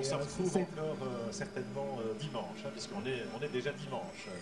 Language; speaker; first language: French; native; French